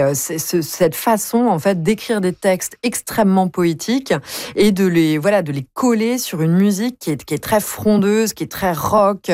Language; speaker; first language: French; native; French